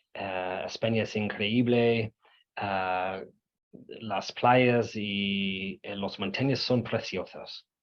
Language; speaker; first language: Spanish; non-native, learner; English